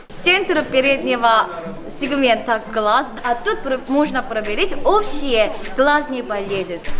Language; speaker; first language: Russian; non-native, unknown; Korean